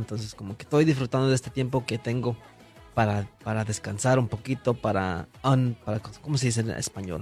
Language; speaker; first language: Spanish; early bilingual, heritage; Spanish